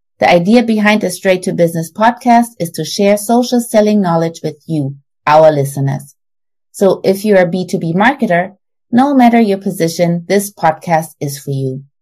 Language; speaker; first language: English; non-native, fluent; German